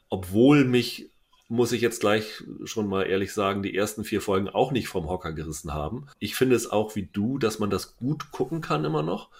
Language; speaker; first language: German; native; German